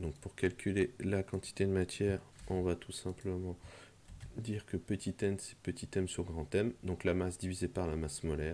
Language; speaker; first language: French; native; French